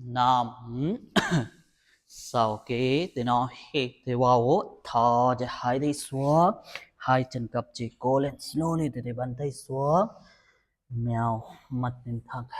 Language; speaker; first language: Vietnamese; non-native, learner; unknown